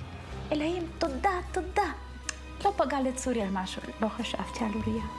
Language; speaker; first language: Hebrew; non-native, fluent; German